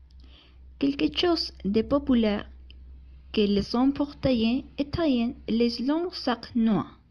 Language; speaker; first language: French; non-native, learner; Spanish